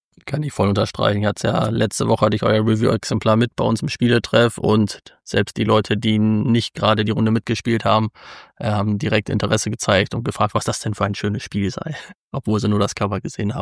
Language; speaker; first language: German; native; German